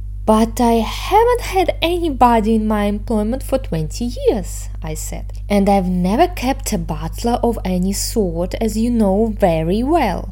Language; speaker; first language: English; non-native, fluent; Russian